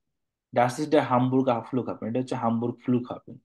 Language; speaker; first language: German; non-native, fluent; Bangla